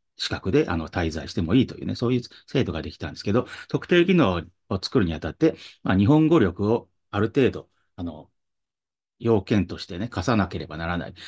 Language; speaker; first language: Japanese; native; Japanese